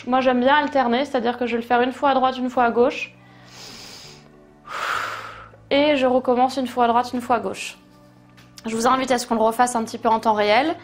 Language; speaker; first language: French; native; French